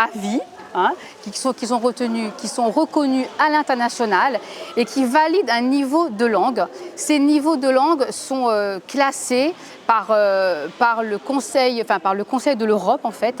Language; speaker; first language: French; native; French